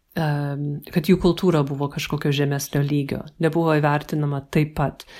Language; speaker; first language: Lithuanian; early bilingual, heritage; Lithuanian